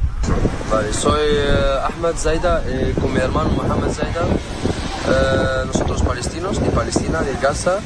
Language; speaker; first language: Spanish; non-native, learner; Arabic